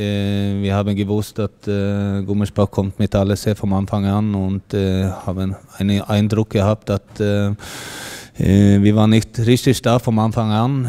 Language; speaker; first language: German; non-native, fluent; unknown